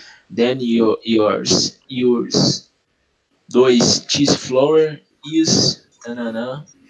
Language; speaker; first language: English; non-native, learner; Portuguese